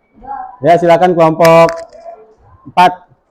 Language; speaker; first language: Indonesian; native; Indonesian